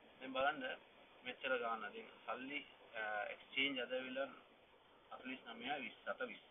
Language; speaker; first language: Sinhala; non-native, local second language; Tamil